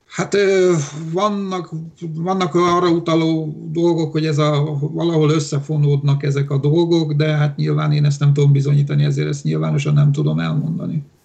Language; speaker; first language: Hungarian; non-native, local second language; Romanian